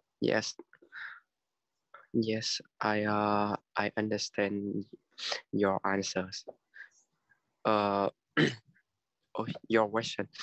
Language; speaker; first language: English; non-native, learner; Vietnamese